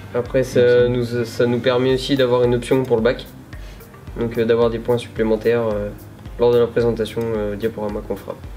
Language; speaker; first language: French; native; French